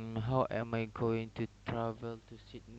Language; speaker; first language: English; non-native, learner; Indonesian